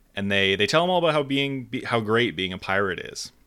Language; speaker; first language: English; native; English